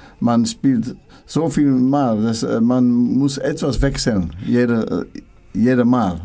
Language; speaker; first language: German; non-native, learner; English